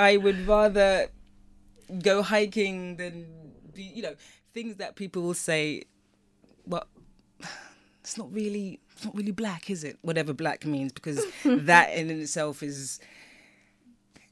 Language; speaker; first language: English; native; English